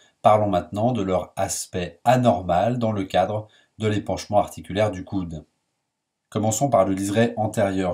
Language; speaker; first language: French; native; French